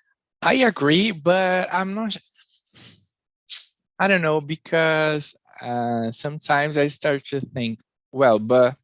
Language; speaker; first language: English; non-native, learner; Portuguese